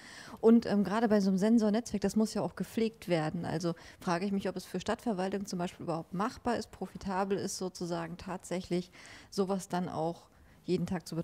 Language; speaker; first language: German; native; German